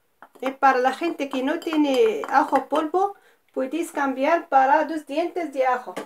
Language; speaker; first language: Spanish; non-native, fluent; Arabic